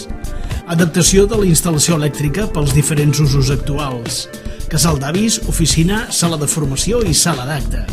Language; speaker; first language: Catalan; native; Catalan